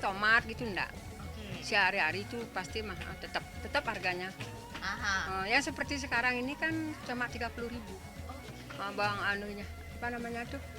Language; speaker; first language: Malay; non-native, local second language; Balinese